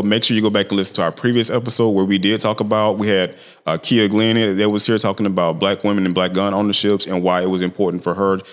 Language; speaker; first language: English; native; English